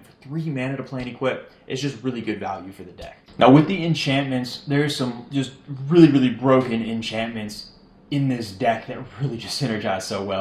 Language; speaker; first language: English; native; English